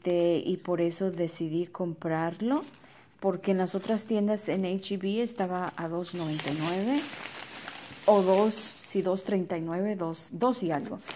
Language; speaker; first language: Spanish; early bilingual, heritage; Spanish